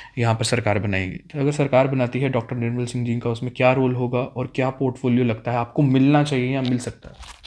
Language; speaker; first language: Hindi; non-native, local second language; Kashmiri